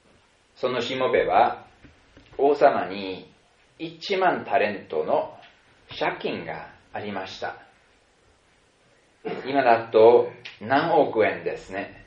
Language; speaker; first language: Japanese; non-native, fluent; German